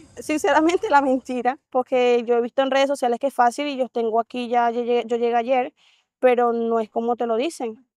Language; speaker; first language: Spanish; native; Spanish